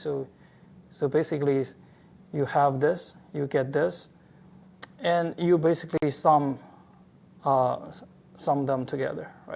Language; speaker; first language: English; non-native, fluent; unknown